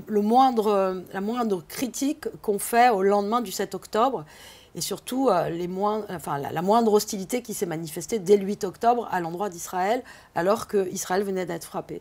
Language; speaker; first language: French; native; French